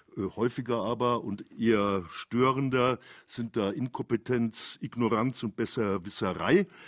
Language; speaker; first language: German; native; German